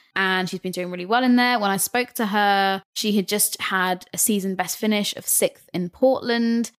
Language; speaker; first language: English; native; English